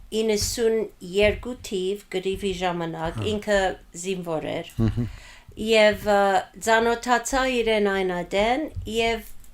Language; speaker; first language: Armenian; early bilingual, heritage; Armenian